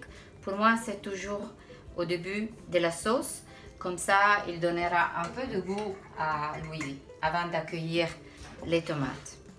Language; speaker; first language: French; non-native, fluent; Italian